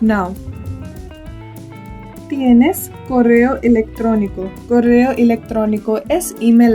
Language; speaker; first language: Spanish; non-native, learner; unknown